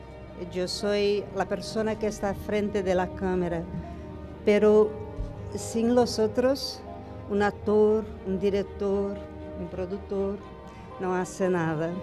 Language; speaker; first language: Spanish; non-native, learner; Portuguese